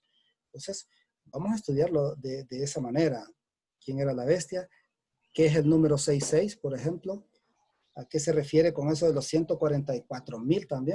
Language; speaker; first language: Spanish; native; Spanish